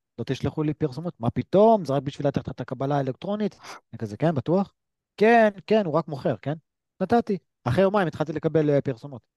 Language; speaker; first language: Hebrew; native; Hebrew